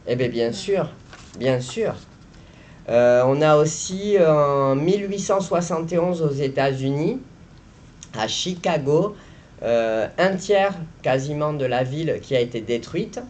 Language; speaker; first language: French; native; French